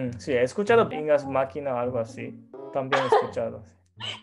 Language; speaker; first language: Spanish; non-native, fluent; Japanese